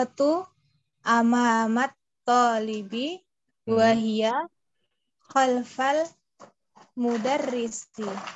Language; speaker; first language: Arabic; non-native, learner; Indonesian